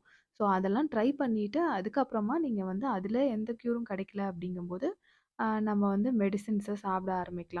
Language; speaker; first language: Tamil; native; Tamil